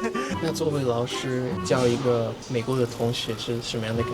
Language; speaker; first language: Chinese; non-native, fluent; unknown